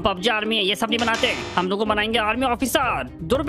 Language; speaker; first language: Hindi; native; Hindi